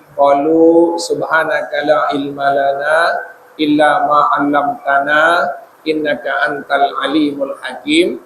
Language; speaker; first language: Indonesian; non-native, local second language; Sasak